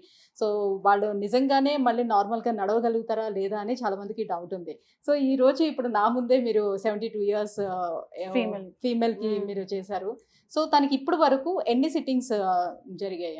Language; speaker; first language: Telugu; native; Telugu